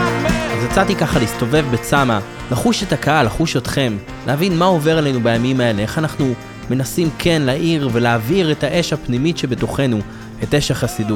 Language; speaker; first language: Hebrew; native; Hebrew